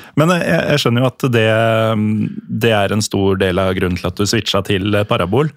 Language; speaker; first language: Norwegian; native; Norwegian